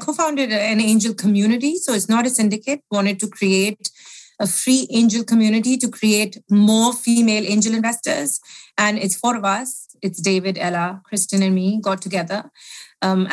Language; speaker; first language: English; non-native, local second language; Hindi